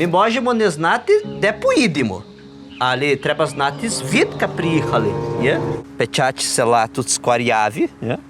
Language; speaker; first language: Ukrainian; early bilingual, heritage; Portuguese